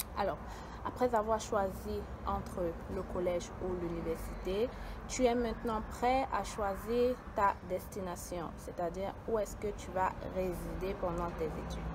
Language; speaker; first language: French; native; French